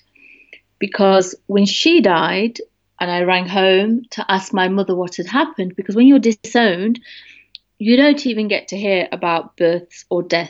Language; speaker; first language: English; native; English